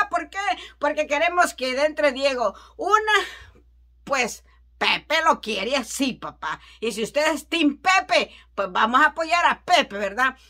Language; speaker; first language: Spanish; native; Spanish